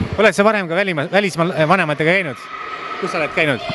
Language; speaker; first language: Estonian; native; Estonian